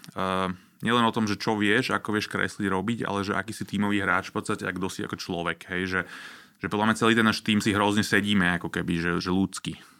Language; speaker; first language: Slovak; native; Slovak